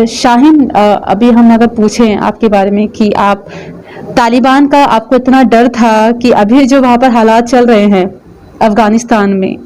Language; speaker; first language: Hindi; native; Hindi